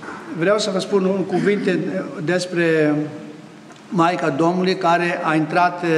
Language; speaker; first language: Romanian; non-native, fluent; Greek